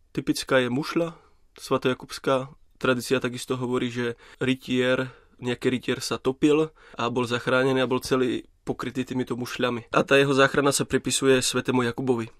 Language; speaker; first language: Slovak; native; Slovak